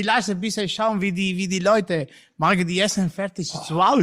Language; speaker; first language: German; non-native, learner; Italian